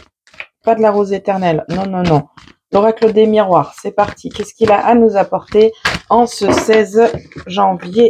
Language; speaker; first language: French; native; French